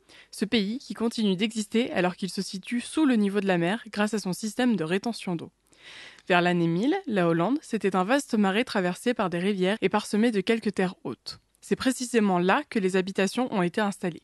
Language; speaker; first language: French; native; French